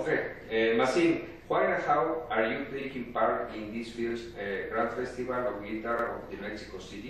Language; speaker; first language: English; non-native, learner; Spanish